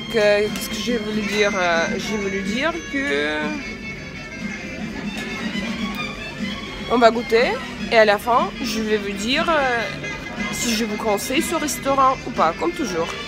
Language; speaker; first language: French; non-native, fluent; Russian